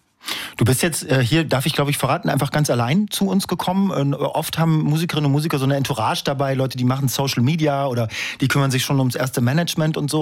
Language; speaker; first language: German; native; German